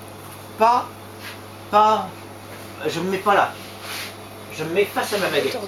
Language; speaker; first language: French; native; French